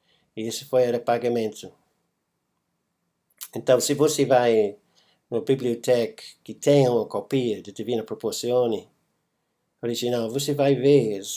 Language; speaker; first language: Portuguese; non-native, fluent; English